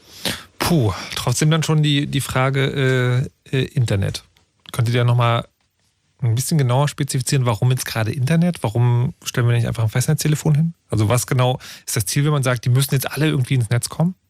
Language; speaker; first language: German; native; German